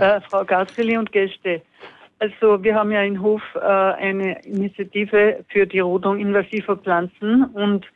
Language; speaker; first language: German; native; German